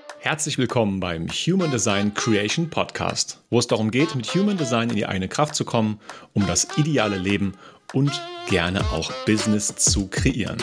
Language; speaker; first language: German; native; German